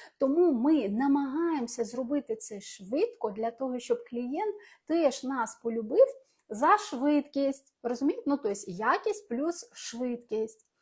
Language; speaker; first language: Ukrainian; non-native, local second language; Russian